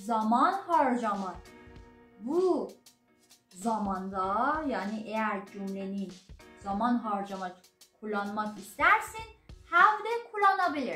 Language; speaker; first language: Turkish; non-native, learner; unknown